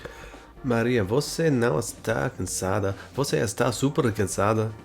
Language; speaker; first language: Portuguese; non-native, learner; English